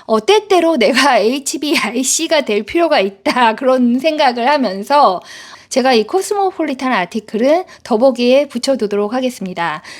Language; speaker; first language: Korean; native; Korean